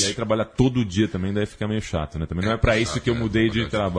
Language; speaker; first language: Portuguese; native; Portuguese